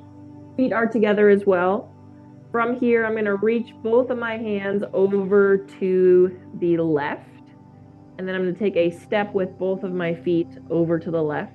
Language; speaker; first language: English; native; English